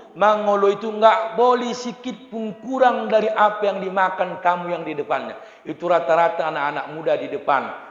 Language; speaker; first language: Malay; non-native, local second language; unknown